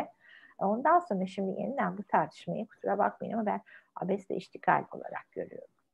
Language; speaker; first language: Turkish; native; Turkish